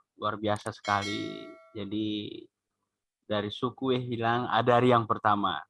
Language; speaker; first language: Indonesian; non-native, local second language; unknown